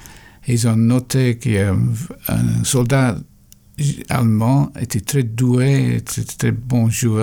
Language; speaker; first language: French; non-native, fluent; English